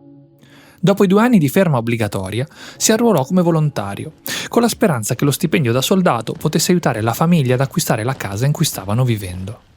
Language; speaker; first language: Italian; native; Italian